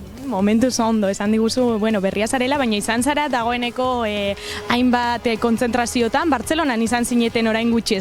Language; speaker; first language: Basque; native; Basque